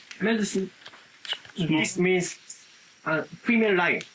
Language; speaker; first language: English; non-native, learner; Japanese